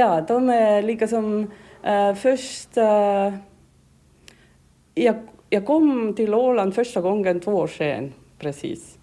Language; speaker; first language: Swedish; non-native, learner; Estonian